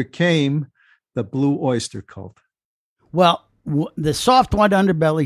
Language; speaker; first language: English; native; English